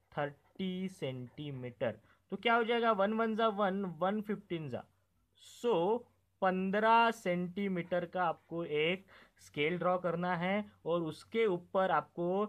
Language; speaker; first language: Hindi; non-native, local second language; Marathi